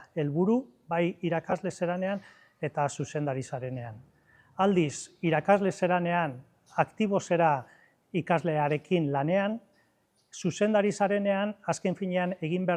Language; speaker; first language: Basque; native; Basque